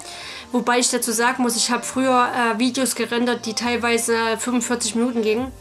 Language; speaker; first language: German; native; German